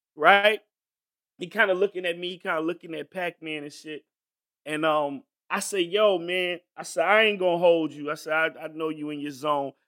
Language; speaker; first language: English; native; English